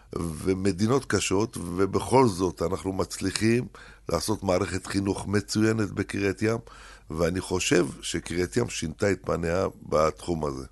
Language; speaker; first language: Hebrew; early bilingual, other home language; Arabic